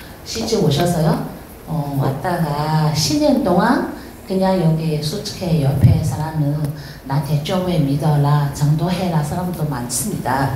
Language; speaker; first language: Korean; non-native, learner; Chinese